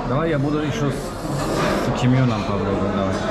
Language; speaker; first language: Russian; non-native, learner; Turkish